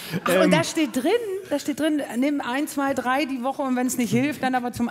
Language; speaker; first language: German; native; German